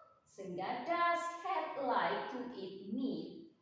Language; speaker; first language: English; non-native, fluent; Indonesian